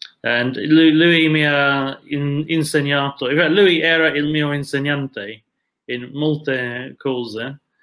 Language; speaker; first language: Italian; non-native, fluent; English